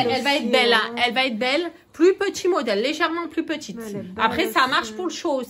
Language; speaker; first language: French; native; French